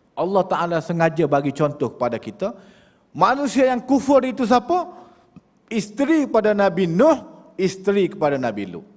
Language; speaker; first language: Malay; native; Malay